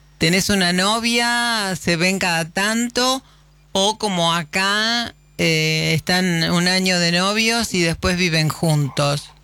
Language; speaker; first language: Spanish; native; Spanish